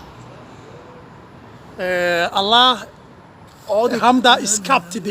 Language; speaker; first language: Danish; non-native, fluent; Somali